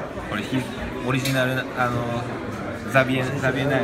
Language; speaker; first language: Japanese; native; Japanese